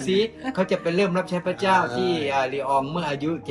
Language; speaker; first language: Thai; native; Thai